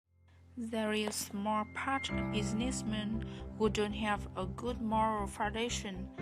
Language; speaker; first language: English; non-native, learner; Vietnamese